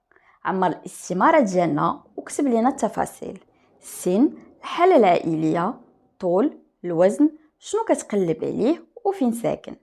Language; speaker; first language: Arabic; native; Arabic